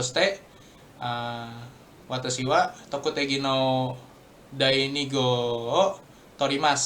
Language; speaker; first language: Japanese; non-native, learner; Indonesian